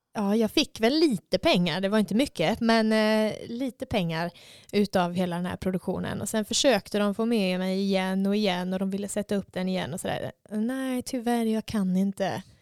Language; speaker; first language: Swedish; native; Swedish